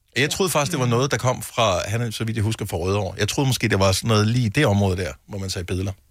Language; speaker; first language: Danish; native; Danish